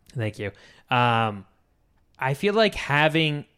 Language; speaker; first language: English; native; English